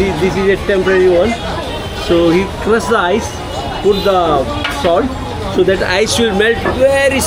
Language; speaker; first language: English; non-native, local second language; Hindi